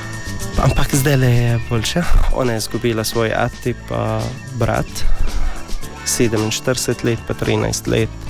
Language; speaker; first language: Slovenian; non-native, learner; Arabic